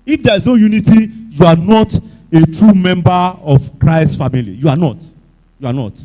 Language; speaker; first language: English; non-native, local second language; Yoruba